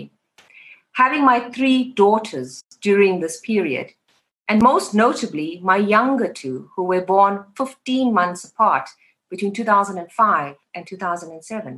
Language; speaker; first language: English; native; English